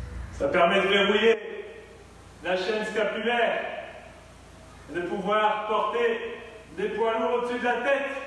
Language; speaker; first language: French; native; French